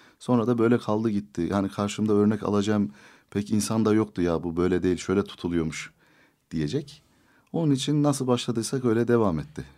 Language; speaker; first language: Turkish; native; Turkish